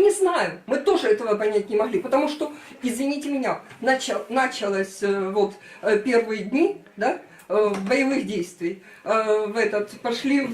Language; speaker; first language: Russian; native; Russian